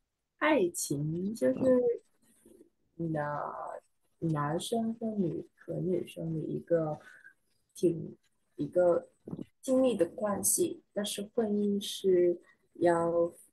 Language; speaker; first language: Chinese; non-native, learner; Vietnamese